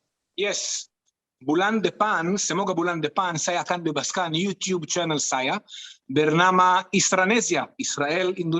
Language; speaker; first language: Indonesian; non-native, fluent; Hebrew